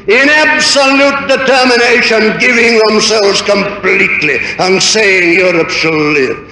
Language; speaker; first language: English; native; English